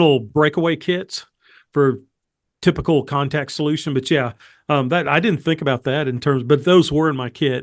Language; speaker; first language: English; native; English